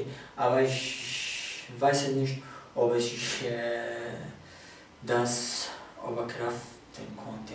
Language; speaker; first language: German; non-native, fluent; Kurdish